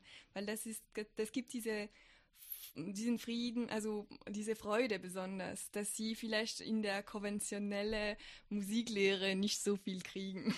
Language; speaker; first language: German; non-native, fluent; French